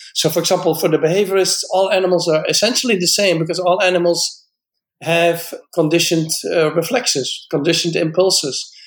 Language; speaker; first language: English; non-native, fluent; Dutch